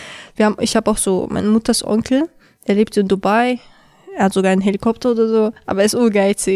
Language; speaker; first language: German; early bilingual, other home language; Chechen